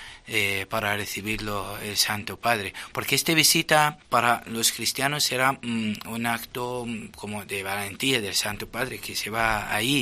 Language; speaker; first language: Spanish; non-native, fluent; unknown